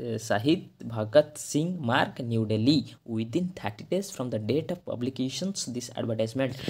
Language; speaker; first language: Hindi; non-native, local second language; Odia